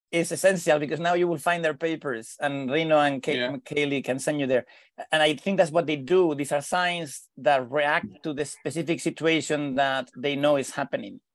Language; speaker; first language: English; non-native, fluent; Spanish